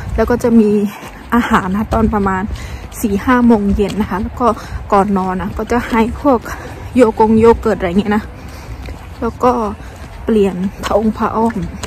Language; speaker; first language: Thai; native; Thai